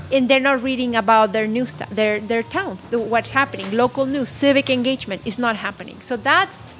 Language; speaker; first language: English; non-native, fluent; Spanish